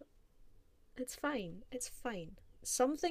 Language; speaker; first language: English; native; English